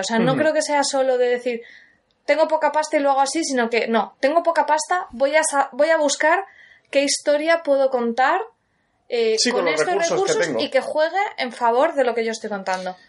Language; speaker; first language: Spanish; native; Spanish